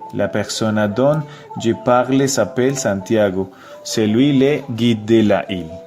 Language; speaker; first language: French; non-native, learner; Spanish